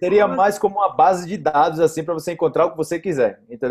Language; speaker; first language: Portuguese; native; Portuguese